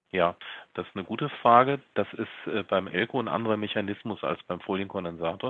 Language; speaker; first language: German; native; German